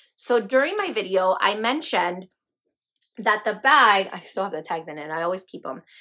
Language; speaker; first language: English; native; English